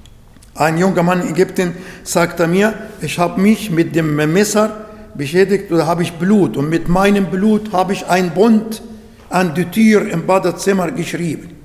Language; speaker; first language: German; non-native, fluent; Arabic